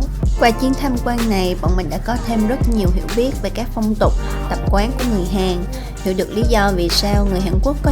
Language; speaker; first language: Vietnamese; native; Vietnamese